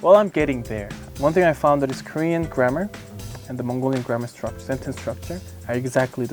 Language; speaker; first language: English; non-native, fluent; Korean